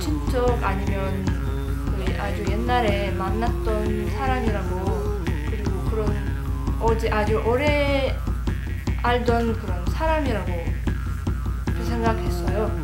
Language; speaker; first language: Korean; non-native, learner; Yakut